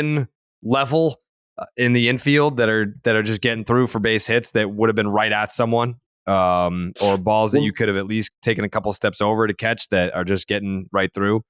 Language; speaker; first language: English; native; English